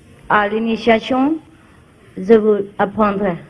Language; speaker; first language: French; non-native, fluent; Vietnamese